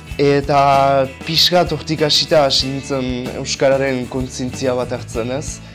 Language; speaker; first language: Basque; non-native, local second language; French